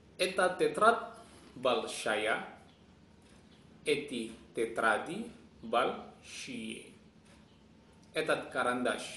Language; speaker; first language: Indonesian; non-native, local second language; Javanese